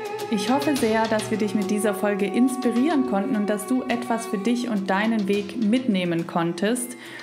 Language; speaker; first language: German; native; German